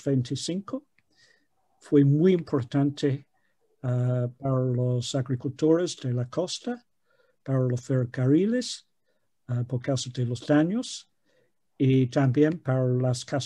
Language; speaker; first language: Spanish; non-native, fluent; English